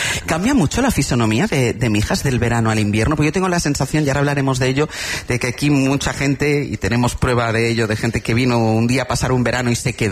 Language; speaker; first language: Spanish; native; Spanish